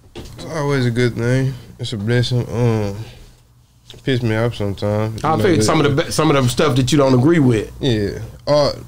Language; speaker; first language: English; native; English